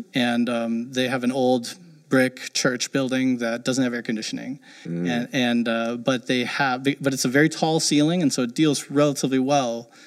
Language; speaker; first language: English; early bilingual, heritage; German